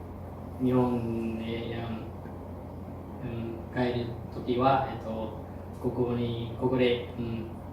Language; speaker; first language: Japanese; non-native, learner; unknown